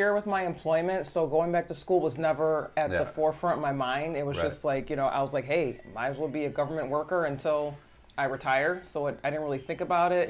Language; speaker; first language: English; native; English